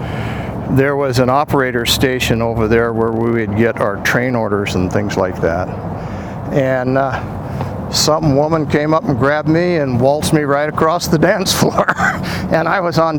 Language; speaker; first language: English; native; English